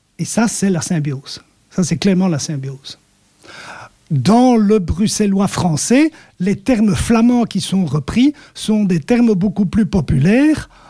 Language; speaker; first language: French; non-native, local second language; Dutch